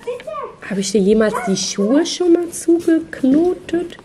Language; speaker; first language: German; native; German